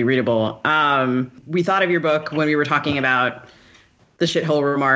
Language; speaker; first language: English; native; English